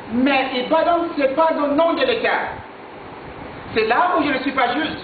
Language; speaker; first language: French; non-native, fluent; Yoruba